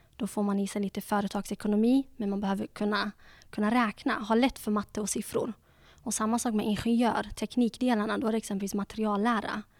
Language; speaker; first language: Swedish; early bilingual, other home language; Dutch